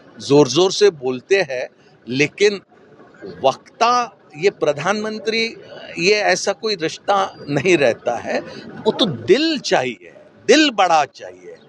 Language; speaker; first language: Hindi; non-native, local second language; Marathi